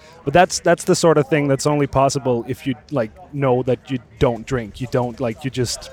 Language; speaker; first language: English; non-native, fluent; Danish